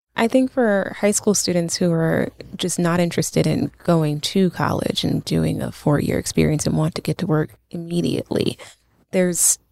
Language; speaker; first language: English; native; English